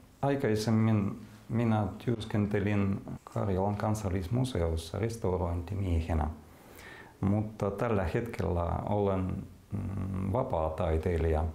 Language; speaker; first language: Finnish; non-native, local second language; Russian